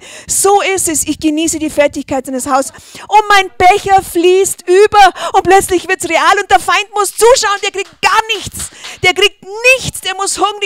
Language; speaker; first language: German; native; German